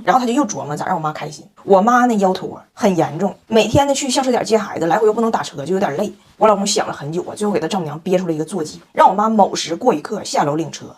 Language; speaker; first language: Chinese; native; Chinese